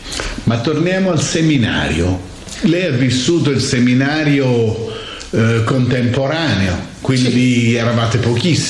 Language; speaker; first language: Italian; native; Italian